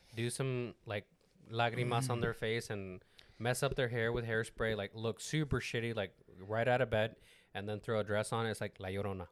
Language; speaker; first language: English; non-native, fluent; Spanish